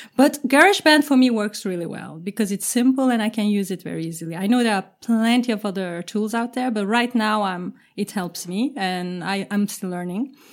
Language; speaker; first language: English; non-native, fluent; Turkish